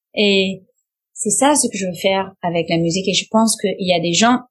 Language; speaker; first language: French; non-native, fluent; English